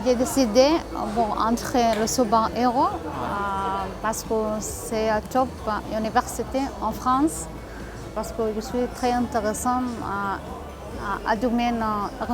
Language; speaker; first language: French; non-native, learner; Arabic